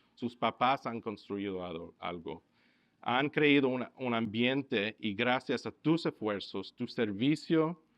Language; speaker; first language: Spanish; early bilingual, heritage; Spanish